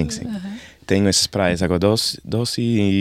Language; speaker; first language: Portuguese; non-native, learner; English